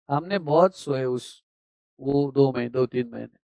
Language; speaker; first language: Hindi; non-native, local second language; Marathi